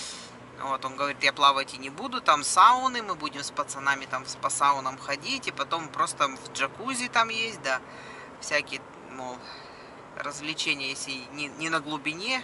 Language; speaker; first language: Russian; native; Russian